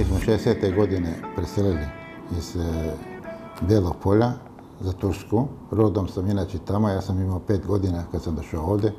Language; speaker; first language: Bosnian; early bilingual, heritage; Bosnian